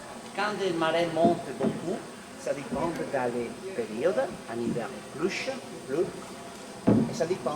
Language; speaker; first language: French; non-native, fluent; Italian